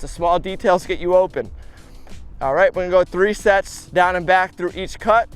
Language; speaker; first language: English; native; English